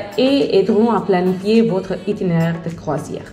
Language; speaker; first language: French; non-native, learner; Croatian